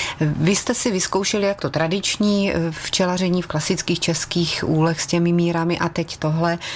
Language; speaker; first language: Czech; native; Czech